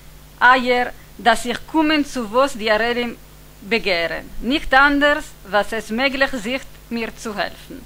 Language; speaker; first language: Hebrew; non-native, fluent; Italian